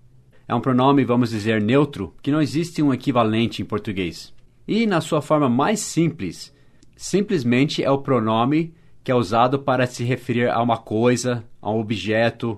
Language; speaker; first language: Portuguese; non-native, fluent; English